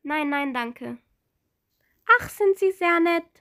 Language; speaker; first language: German; non-native, fluent; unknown